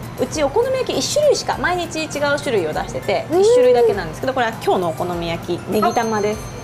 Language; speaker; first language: Japanese; native; Japanese